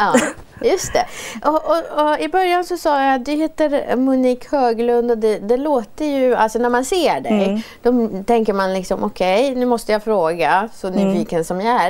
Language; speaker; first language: Swedish; native; Swedish